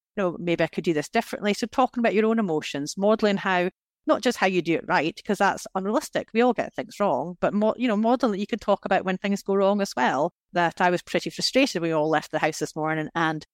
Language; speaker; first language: English; native; English